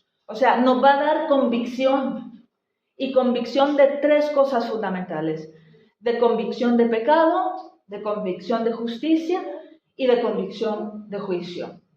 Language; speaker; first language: Spanish; native; Spanish